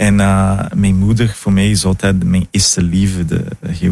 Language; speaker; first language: Dutch; non-native, fluent; Portuguese